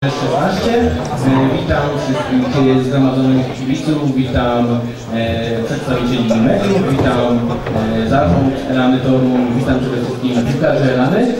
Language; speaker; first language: Polish; native; Polish